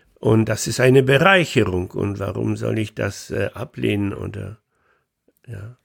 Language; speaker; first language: German; non-native, fluent; Polish